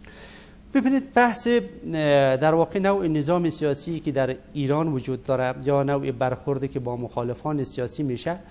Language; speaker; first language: Persian; native; Persian